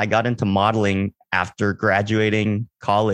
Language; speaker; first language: English; native; English